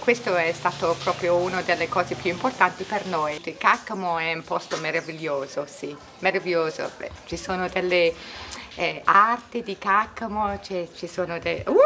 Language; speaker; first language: Italian; non-native, fluent; English